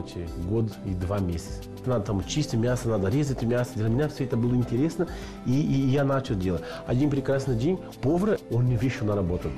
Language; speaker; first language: Russian; non-native, learner; Portuguese